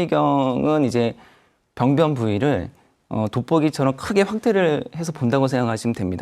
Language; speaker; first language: Korean; native; Korean